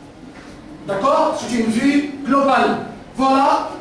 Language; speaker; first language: French; non-native, fluent; Arabic